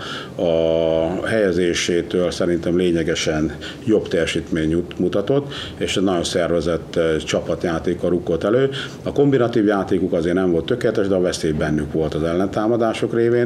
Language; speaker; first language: Hungarian; native; Hungarian